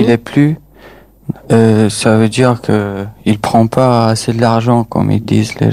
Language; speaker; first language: French; non-native, fluent; Albanian